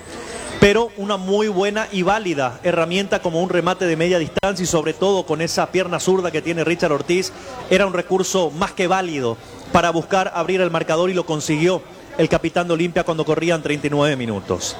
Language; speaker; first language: Spanish; native; Spanish